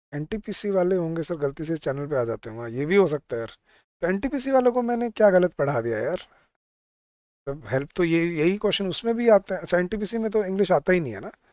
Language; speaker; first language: Hindi; native; Hindi